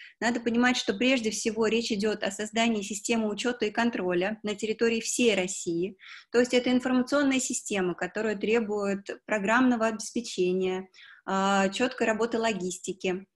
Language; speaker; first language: Russian; native; Russian